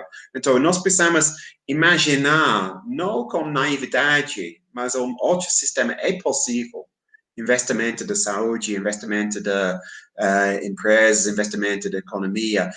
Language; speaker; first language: Portuguese; non-native, fluent; English